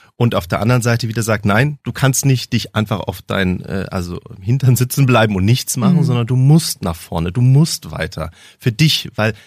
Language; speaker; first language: German; early bilingual, heritage; German